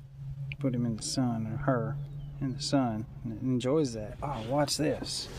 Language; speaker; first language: English; native; English